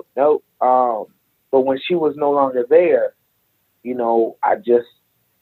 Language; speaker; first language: English; native; English